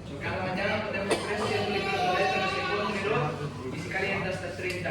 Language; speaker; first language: Spanish; non-native, learner; Dutch